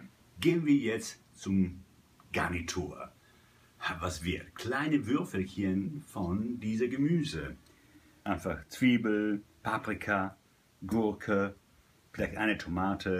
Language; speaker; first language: German; non-native, fluent; Italian